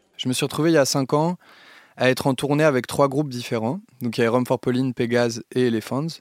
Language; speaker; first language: French; native; French